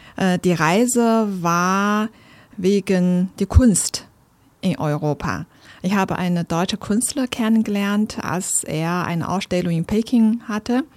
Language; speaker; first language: German; non-native, fluent; Chinese